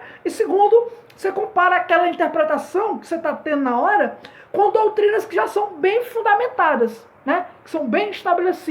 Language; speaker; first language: Portuguese; native; Portuguese